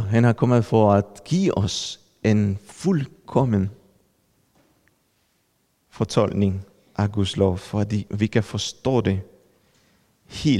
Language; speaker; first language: Danish; non-native, fluent; Spanish